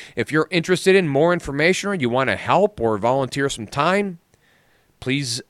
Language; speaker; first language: English; native; English